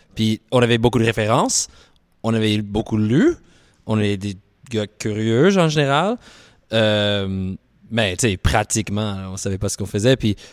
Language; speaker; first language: French; native; French